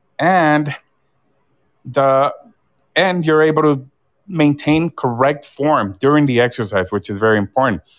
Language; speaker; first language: English; early bilingual, other home language; Spanish